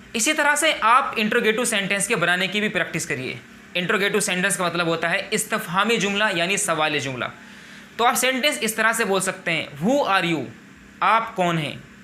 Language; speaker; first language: Urdu; native; Urdu